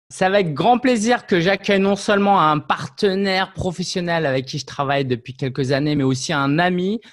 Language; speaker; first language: French; native; French